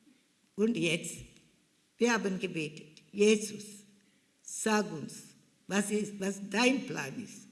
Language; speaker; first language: German; non-native, fluent; Malayalam